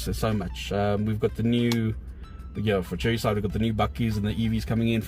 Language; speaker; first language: English; native; English